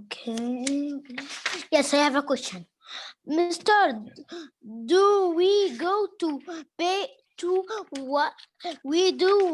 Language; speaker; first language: English; non-native, learner; Arabic